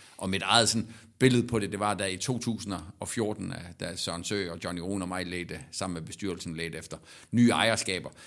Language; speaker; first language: Danish; native; Danish